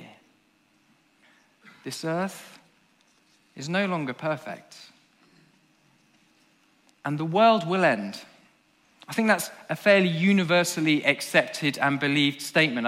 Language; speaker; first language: English; native; English